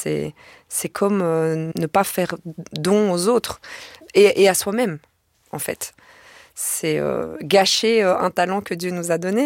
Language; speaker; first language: French; native; French